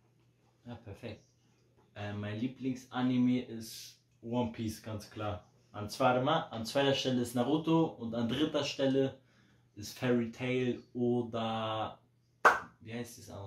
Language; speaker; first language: German; early bilingual, heritage; Polish